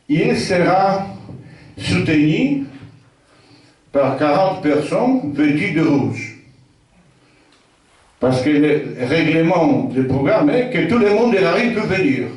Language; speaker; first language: French; non-native, fluent; Polish